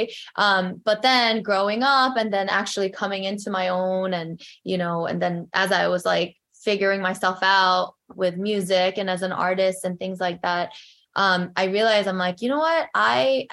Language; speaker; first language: English; early bilingual, other home language; Korean